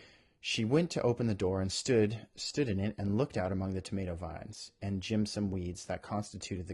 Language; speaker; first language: English; native; English